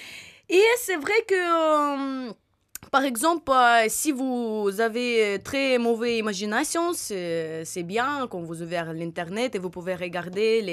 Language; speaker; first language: French; non-native, learner; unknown